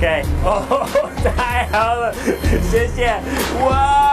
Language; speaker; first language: Chinese; non-native, fluent; English